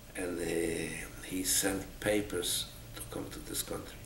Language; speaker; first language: English; non-native, fluent; Polish